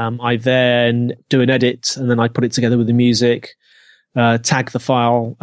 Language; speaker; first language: English; native; English